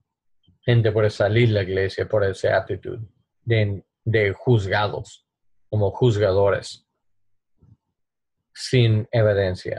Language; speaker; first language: Spanish; non-native, learner; English